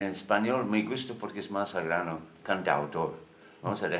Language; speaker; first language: Spanish; non-native, fluent; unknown